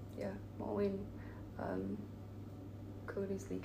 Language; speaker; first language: Estonian; non-native, learner; Finnish